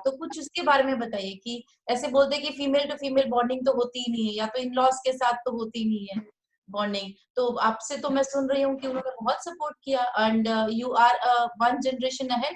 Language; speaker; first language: Hindi; native; Hindi